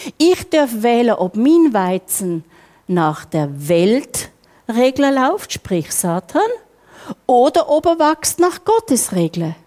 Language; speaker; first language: German; native; German